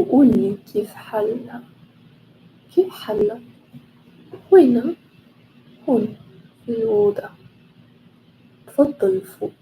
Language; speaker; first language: Arabic; non-native, learner; English